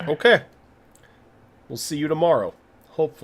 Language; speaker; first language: English; native; English